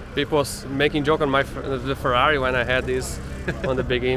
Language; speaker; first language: English; non-native, learner; Portuguese